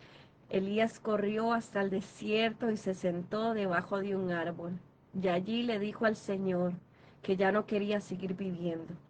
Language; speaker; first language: Spanish; native; Spanish